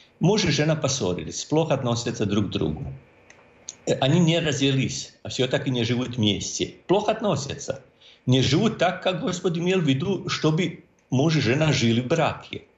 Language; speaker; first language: Russian; non-native, fluent; Croatian